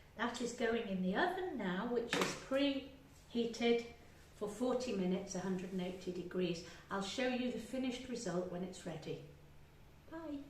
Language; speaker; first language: English; native; English